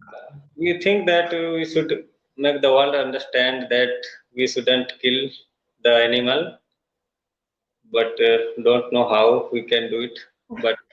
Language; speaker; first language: English; non-native, learner; Hindi